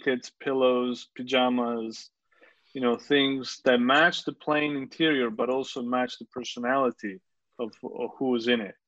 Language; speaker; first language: English; non-native, fluent; Italian